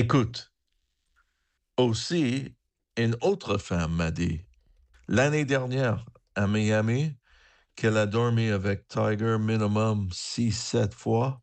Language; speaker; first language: French; non-native, learner; English